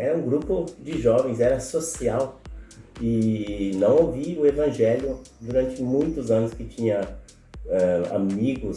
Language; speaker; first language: Portuguese; non-native, fluent; Spanish